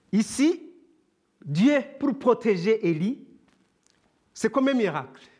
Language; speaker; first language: French; non-native, local second language; Kinyarwanda